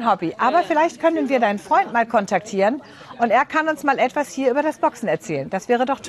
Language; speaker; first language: German; native; German